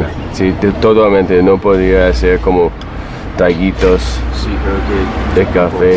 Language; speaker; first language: Spanish; non-native, fluent; English